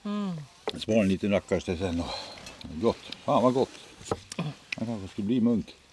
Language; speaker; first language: Swedish; native; Swedish